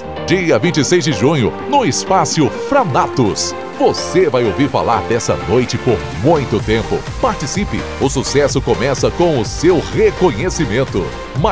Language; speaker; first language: Portuguese; native; Portuguese